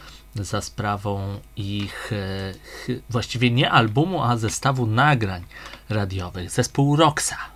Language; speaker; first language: Polish; native; Polish